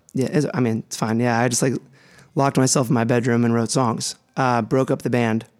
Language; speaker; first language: English; native; English